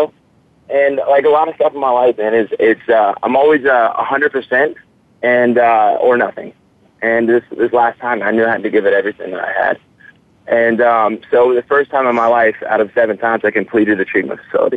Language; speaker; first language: English; native; English